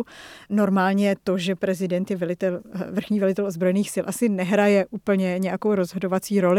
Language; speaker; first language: Czech; native; Czech